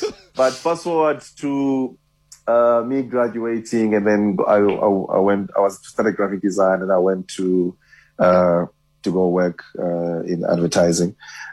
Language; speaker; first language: English; non-native, local second language; Xhosa